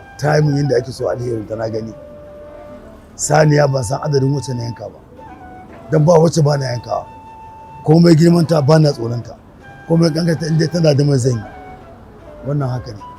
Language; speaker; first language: Hausa; native; Hausa